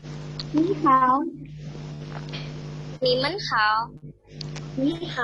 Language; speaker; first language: Chinese; non-native, learner; Indonesian